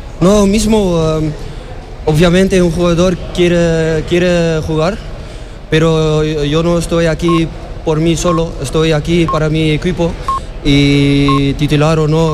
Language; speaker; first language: Spanish; non-native, fluent; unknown